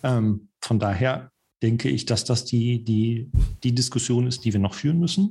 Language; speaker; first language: German; native; German